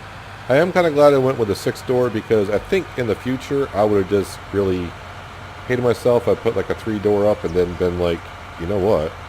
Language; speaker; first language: English; native; English